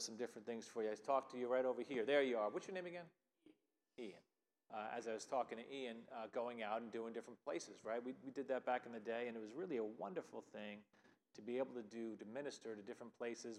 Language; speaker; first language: English; native; English